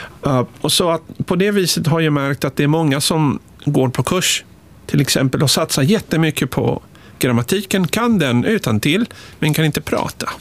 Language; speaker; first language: Swedish; non-native, fluent; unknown